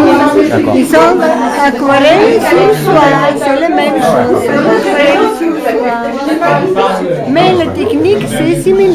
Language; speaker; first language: French; non-native, learner; Bulgarian